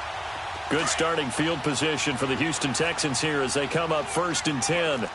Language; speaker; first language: English; native; English